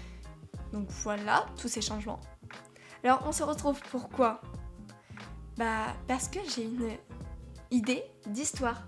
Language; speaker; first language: French; native; French